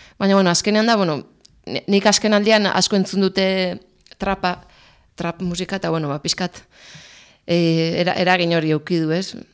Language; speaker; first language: Basque; non-native, local second language; Spanish